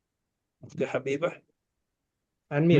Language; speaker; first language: Arabic; non-native, fluent; Malay